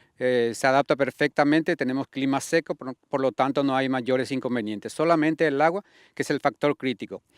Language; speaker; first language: Spanish; native; Spanish